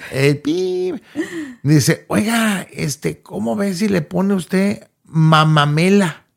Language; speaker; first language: Spanish; early bilingual, heritage; Spanish